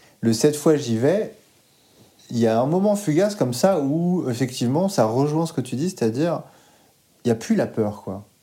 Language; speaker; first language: French; native; French